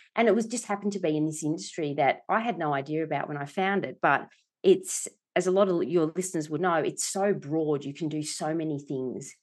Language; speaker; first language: English; native; English